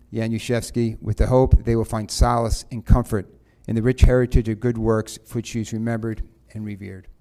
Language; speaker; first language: English; native; English